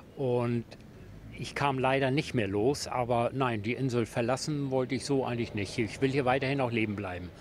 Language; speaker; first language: German; native; German